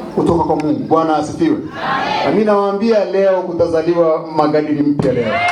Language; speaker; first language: Swahili; non-native, local second language; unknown